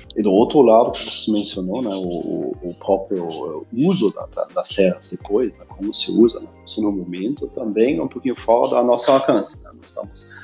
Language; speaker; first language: Portuguese; non-native, fluent; German